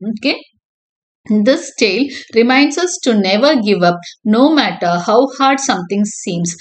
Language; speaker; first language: English; non-native, local second language; Tamil